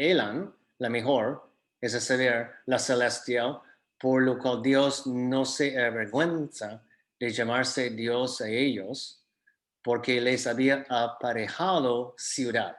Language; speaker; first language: Spanish; non-native, fluent; English